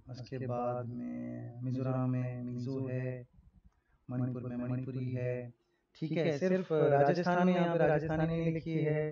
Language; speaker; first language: Hindi; non-native, local second language; Rajasthani